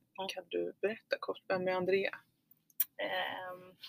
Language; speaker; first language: Swedish; native; Swedish